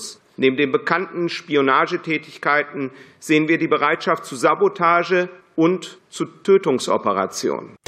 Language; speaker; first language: German; native; German